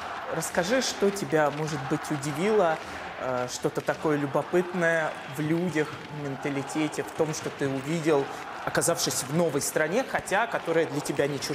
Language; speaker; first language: Russian; native; Russian